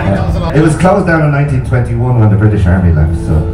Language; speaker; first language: English; native; English